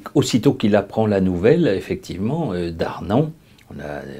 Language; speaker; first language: French; native; French